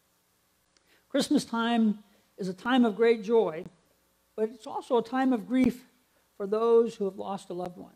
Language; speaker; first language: English; native; English